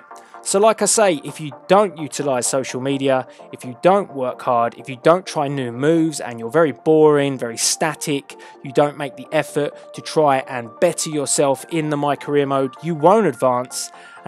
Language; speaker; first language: English; native; English